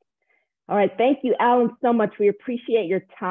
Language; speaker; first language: English; native; English